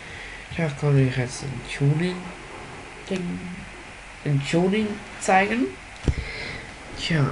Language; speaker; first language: German; non-native, learner; Spanish